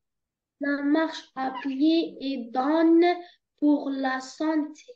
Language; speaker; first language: French; non-native, local second language; Arabic